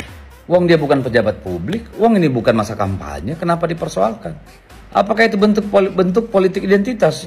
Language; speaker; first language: Indonesian; native; Indonesian